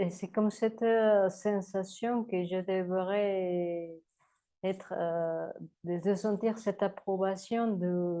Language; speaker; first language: French; non-native, learner; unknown